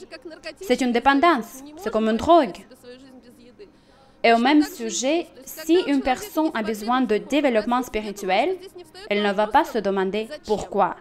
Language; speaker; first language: French; non-native, fluent; Russian